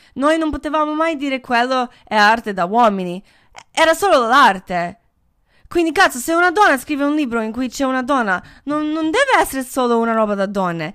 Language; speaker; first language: Italian; non-native, fluent; English